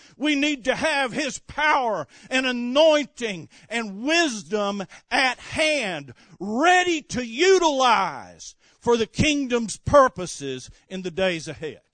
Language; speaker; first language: English; native; English